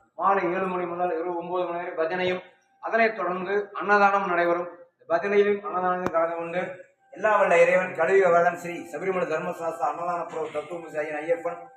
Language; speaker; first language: Tamil; native; Tamil